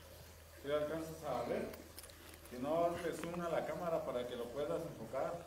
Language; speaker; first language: Spanish; native; Spanish